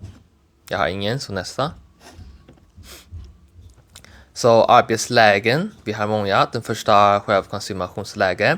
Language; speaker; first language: Swedish; non-native, learner; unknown